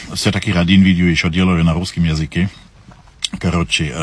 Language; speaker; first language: Russian; non-native, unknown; German